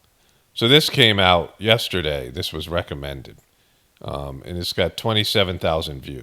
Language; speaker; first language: English; native; English